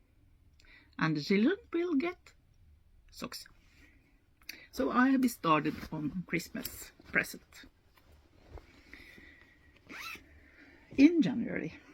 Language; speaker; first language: English; non-native, learner; Norwegian